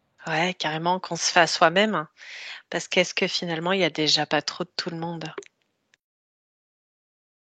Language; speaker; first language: French; native; French